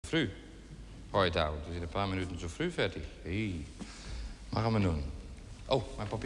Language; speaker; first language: German; non-native, fluent; Dutch